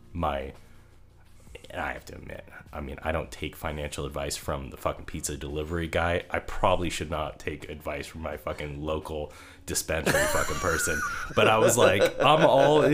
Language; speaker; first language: English; native; English